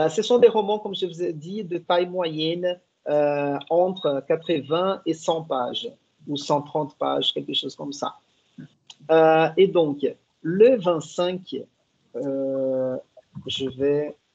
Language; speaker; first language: French; non-native, fluent; Portuguese